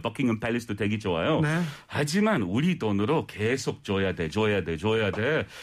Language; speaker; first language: Korean; non-native, learner; English